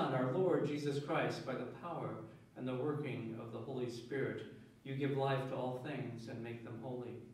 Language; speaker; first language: English; native; English